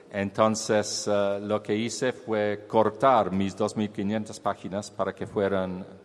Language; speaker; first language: Spanish; non-native, fluent; English